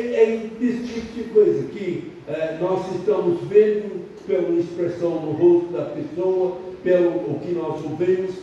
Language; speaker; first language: Portuguese; non-native, fluent; English